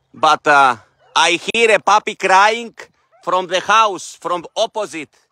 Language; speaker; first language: English; non-native, fluent; Greek